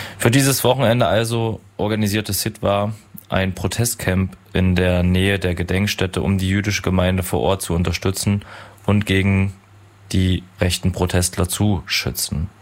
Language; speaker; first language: German; native; German